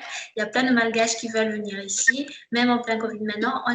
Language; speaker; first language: French; non-native, local second language; Malagasy